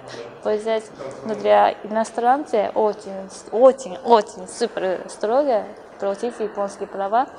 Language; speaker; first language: Russian; non-native, fluent; Japanese